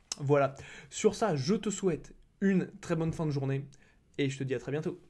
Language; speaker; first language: French; native; French